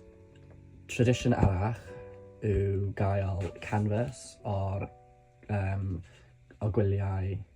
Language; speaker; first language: Welsh; non-native, local second language; English